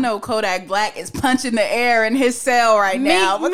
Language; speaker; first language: English; native; English